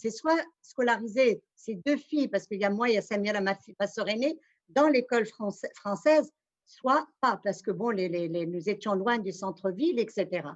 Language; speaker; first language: French; non-native, local second language; Arabic